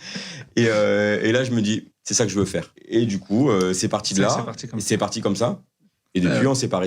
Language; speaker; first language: French; native; French